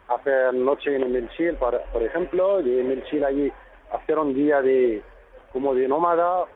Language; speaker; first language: Spanish; non-native, fluent; Arabic